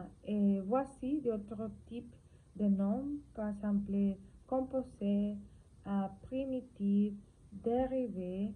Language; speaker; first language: French; non-native, learner; Spanish